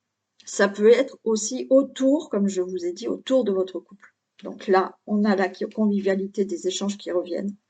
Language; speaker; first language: French; native; French